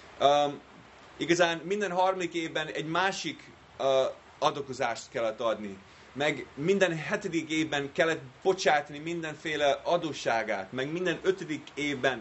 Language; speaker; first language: Hungarian; non-native, fluent; English